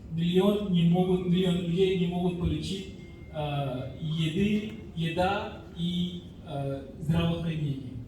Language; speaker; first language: Russian; non-native, fluent; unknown